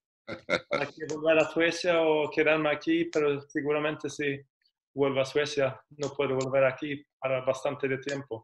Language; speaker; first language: Spanish; non-native, fluent; Swedish